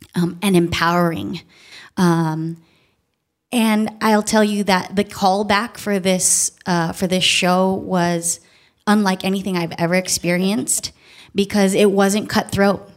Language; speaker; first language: English; early bilingual, other home language; Filipino